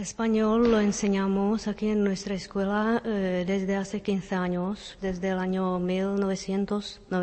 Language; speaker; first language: Spanish; non-native, fluent; Czech